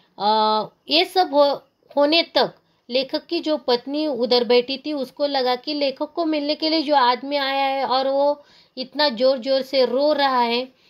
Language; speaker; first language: Hindi; non-native, local second language; Marathi